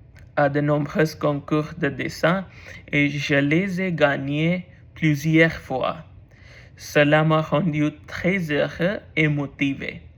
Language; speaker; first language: French; non-native, learner; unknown